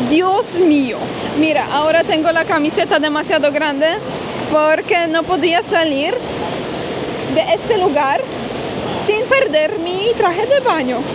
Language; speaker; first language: Spanish; non-native, fluent; Polish